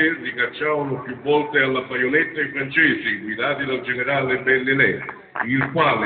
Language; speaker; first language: Italian; native; Italian